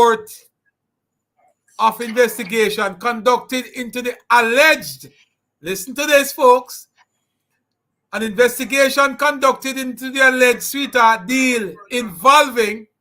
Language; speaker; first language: English; native; English